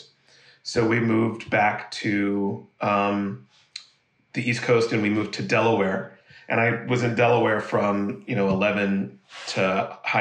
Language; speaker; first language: English; native; English